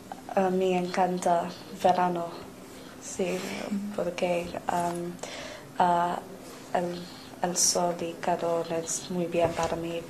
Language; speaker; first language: Spanish; non-native, learner; English